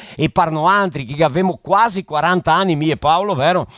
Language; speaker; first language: Italian; early bilingual, heritage; Italian